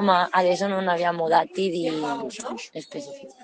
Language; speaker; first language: Italian; non-native, learner; Spanish